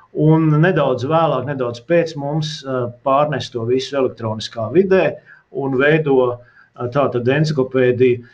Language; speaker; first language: Latvian; native; Latvian